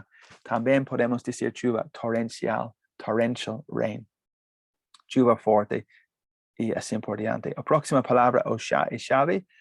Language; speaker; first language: Portuguese; non-native, learner; English